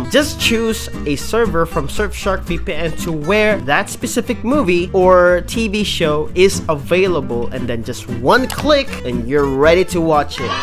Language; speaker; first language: English; non-native, local second language; Filipino